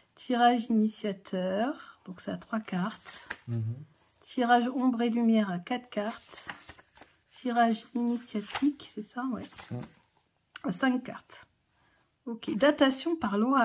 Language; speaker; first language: French; native; French